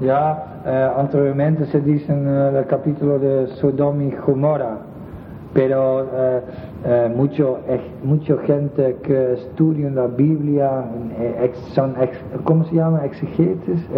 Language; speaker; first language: Spanish; non-native, fluent; Dutch